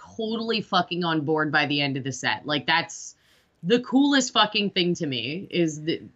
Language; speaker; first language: English; native; English